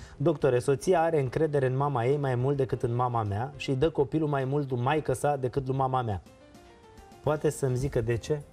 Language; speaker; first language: Romanian; native; Romanian